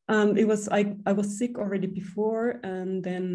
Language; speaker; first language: English; non-native, fluent; Finnish